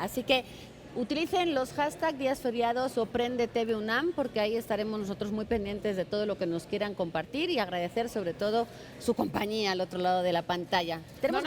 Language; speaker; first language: Spanish; native; Spanish